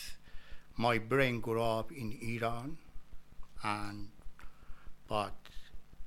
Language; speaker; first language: English; non-native, learner; Persian